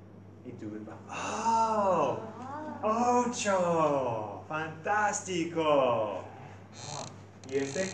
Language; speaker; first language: Spanish; non-native, fluent; English